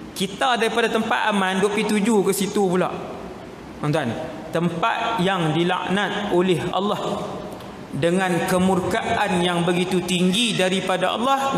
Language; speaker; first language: Malay; native; Malay